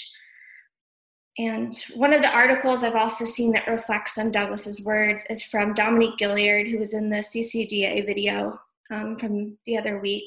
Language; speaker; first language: English; native; English